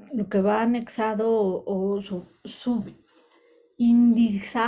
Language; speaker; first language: Spanish; native; Spanish